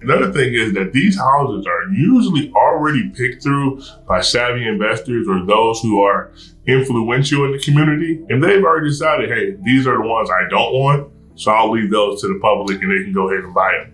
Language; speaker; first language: English; native; English